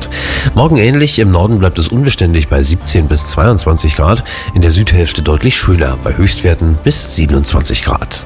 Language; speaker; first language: German; native; German